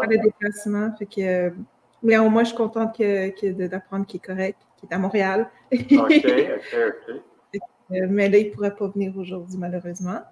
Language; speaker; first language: French; native; French